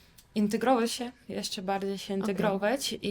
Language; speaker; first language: Polish; non-native, fluent; Russian